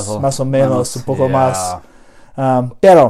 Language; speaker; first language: Spanish; non-native, learner; English